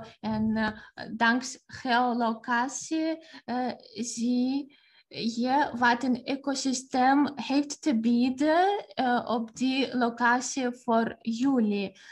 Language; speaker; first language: Dutch; non-native, fluent; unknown